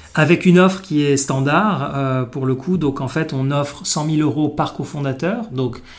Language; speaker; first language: French; non-native, local second language; Arabic